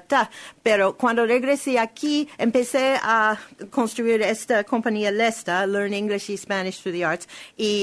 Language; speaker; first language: Spanish; non-native, learner; English